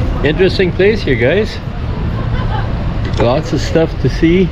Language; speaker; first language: English; native; English